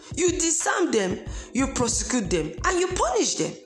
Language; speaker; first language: English; non-native, local second language; Esan